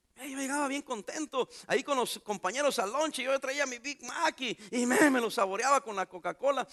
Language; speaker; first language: Spanish; native; Spanish